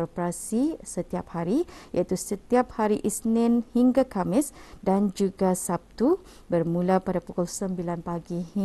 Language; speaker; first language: Malay; native; Malay